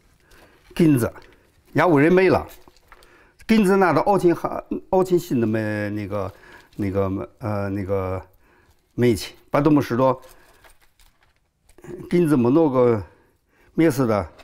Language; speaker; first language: Russian; non-native, learner; Chinese